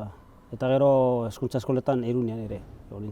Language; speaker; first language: Basque; non-native, fluent; Arabic